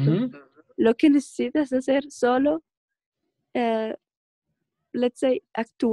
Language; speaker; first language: Spanish; non-native, learner; Russian